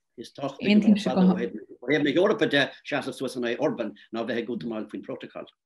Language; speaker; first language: Irish; native; Irish